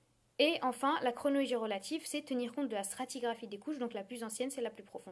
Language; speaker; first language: French; native; French